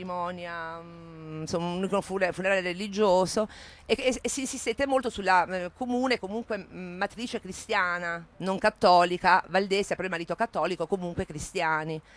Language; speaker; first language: Italian; native; Italian